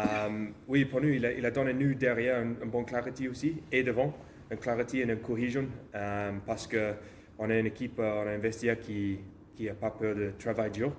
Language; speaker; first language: French; non-native, learner; English